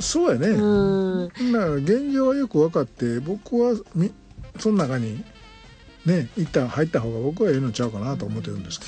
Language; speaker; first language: Japanese; native; Japanese